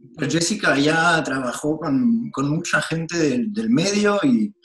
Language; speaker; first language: Spanish; non-native, fluent; French